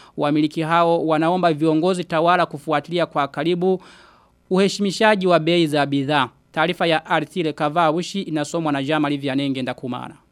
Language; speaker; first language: Swahili; non-native, local second language; Rundi